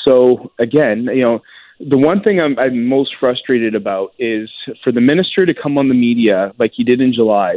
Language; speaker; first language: English; native; English